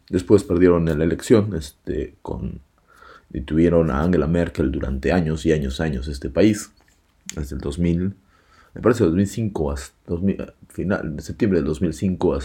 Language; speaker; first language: Spanish; native; Spanish